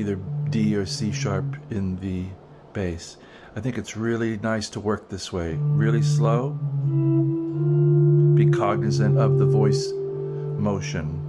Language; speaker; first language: English; native; English